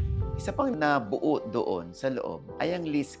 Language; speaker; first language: Filipino; native; Filipino